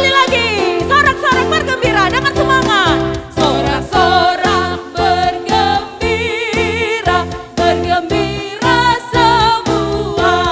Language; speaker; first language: Indonesian; native; Indonesian